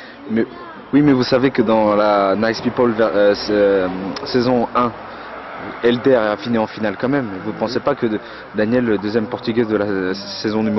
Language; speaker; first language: French; native; French